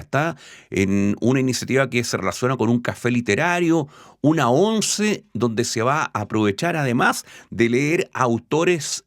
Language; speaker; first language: Spanish; native; Spanish